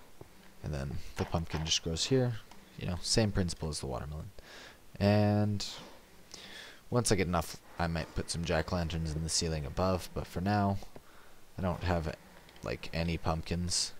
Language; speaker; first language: English; native; English